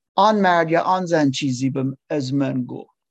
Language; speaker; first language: Persian; non-native, learner; English